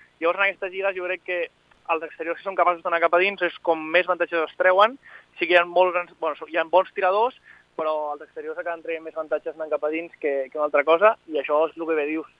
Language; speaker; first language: Catalan; native; Catalan